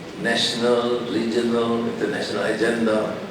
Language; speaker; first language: Malay; native; Malay